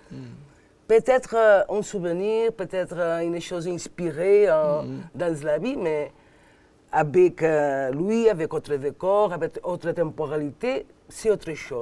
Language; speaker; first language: French; non-native, learner; Catalan